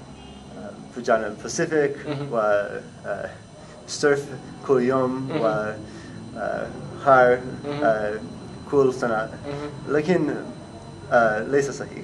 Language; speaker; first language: Arabic; non-native, learner; English